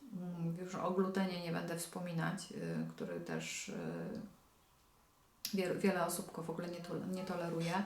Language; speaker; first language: Polish; native; Polish